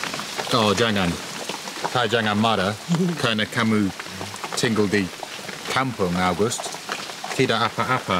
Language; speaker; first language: Indonesian; non-native, learner; English